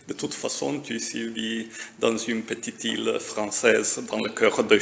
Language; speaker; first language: French; non-native, fluent; Italian